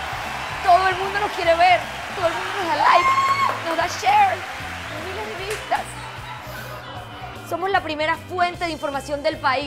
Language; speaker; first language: Spanish; native; Spanish